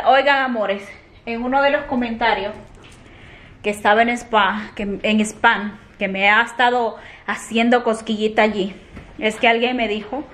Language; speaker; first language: Spanish; native; Spanish